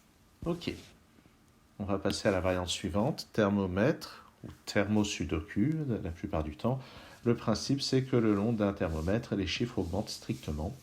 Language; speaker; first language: French; native; French